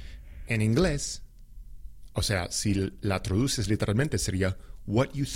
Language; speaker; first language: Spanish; non-native, fluent; English